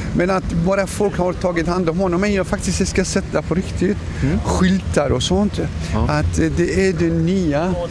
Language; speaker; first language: Swedish; non-native, fluent; Persian